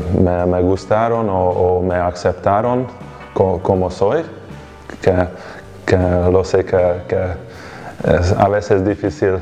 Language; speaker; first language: Spanish; non-native, fluent; Hungarian